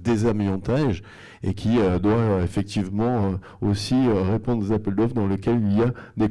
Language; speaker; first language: French; native; French